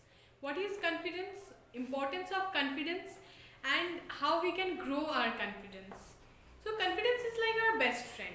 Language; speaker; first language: English; non-native, local second language; Bangla